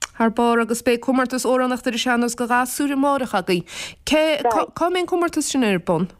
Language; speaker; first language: Irish; native; Irish